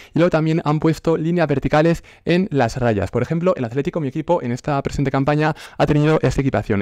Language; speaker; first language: Spanish; native; Spanish